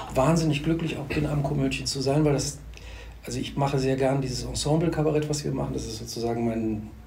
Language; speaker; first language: German; native; German